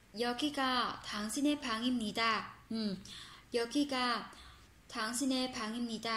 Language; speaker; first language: Korean; non-native, fluent; Vietnamese